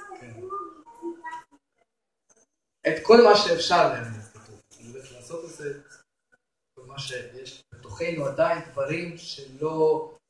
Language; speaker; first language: Hebrew; non-native, fluent; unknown